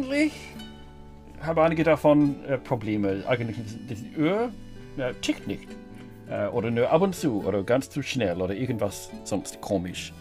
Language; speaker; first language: German; non-native, fluent; English